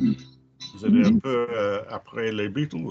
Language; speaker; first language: French; non-native, fluent; English